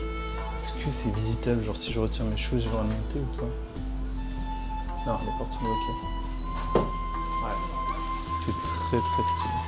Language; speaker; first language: French; native; French